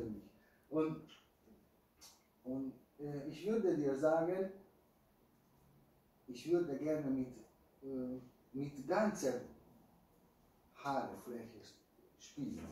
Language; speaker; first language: German; non-native, fluent; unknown